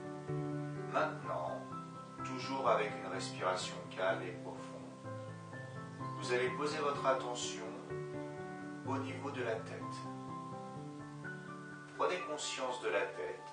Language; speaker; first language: French; native; French